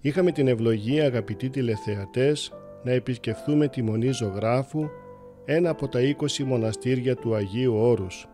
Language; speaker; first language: Greek; native; Greek